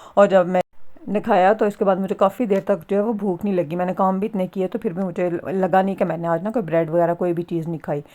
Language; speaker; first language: Urdu; native; Urdu